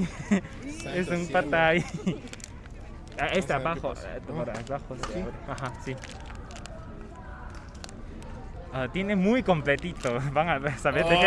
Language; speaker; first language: Spanish; non-native, fluent; Chinese